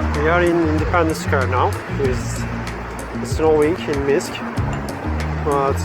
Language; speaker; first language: English; non-native, fluent; Turkish